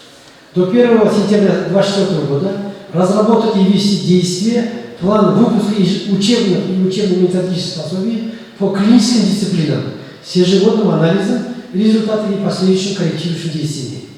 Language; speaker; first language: Russian; non-native, local second language; Kazakh